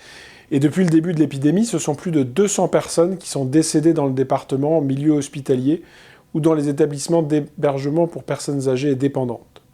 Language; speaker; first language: French; native; French